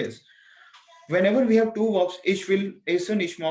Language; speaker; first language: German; non-native, fluent; Hindi